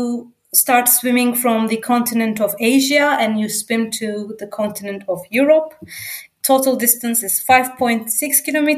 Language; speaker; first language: English; non-native, fluent; Turkish